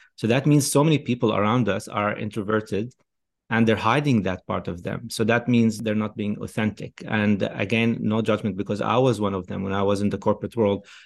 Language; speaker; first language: English; non-native, fluent; Arabic